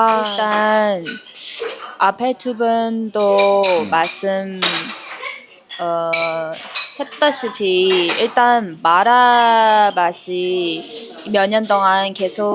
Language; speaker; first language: Korean; non-native, fluent; Chinese